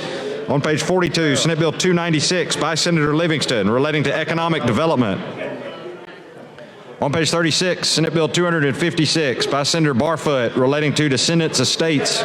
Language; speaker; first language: English; native; English